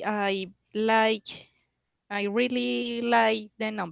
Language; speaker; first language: English; non-native, learner; Spanish